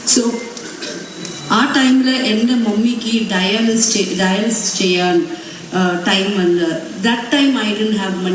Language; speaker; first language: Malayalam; non-native, local second language; Tamil